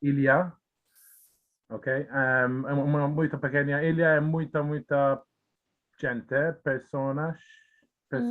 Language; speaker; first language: Portuguese; non-native, learner; Maltese